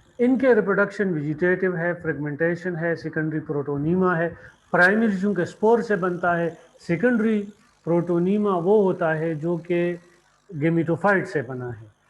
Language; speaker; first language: Urdu; non-native, local second language; Pashto